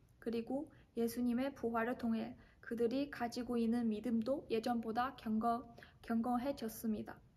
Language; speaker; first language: Korean; non-native, fluent; Chinese